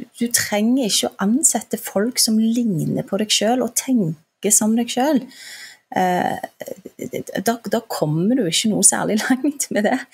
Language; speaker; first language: Norwegian; early bilingual, other home language; Turkish